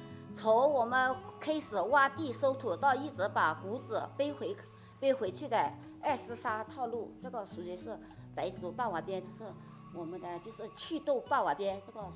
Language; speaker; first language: Chinese; non-native, local second language; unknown